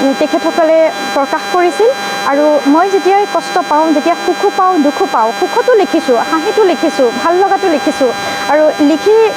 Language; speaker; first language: Assamese; native; Assamese